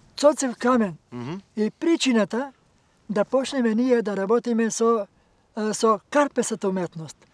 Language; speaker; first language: Macedonian; native; Macedonian